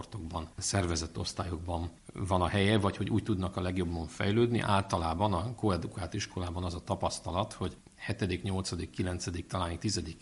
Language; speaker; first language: Hungarian; native; Hungarian